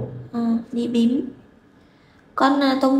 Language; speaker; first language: Vietnamese; non-native, learner; Indonesian